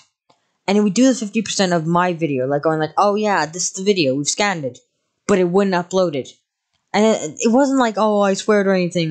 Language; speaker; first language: English; native; English